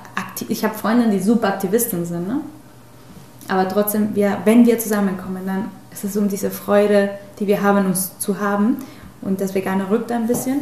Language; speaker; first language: German; non-native, fluent; Spanish